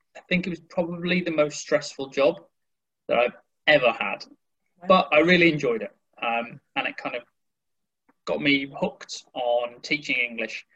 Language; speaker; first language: English; native; English